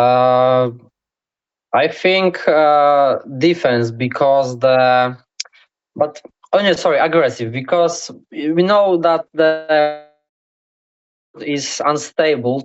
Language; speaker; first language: English; non-native, learner; Polish